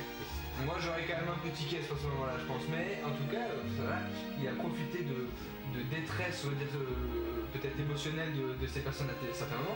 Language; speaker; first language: French; native; French